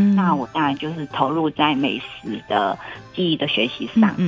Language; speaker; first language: Chinese; native; Chinese